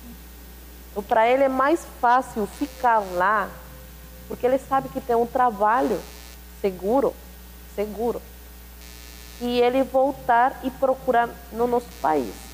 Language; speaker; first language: Portuguese; non-native, fluent; Spanish